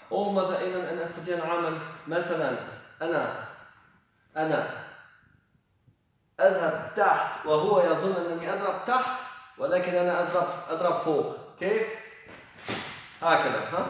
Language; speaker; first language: Arabic; non-native, learner; Polish